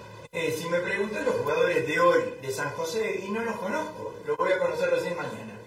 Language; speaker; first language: Spanish; native; Spanish